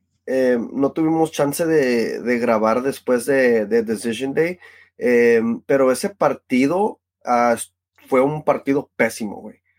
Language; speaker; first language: Spanish; early bilingual, heritage; Spanish